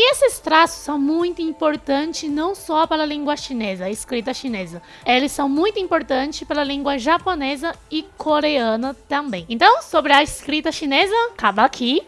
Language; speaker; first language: Portuguese; non-native, fluent; Chinese